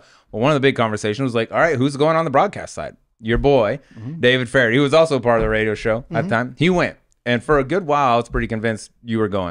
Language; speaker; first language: English; native; English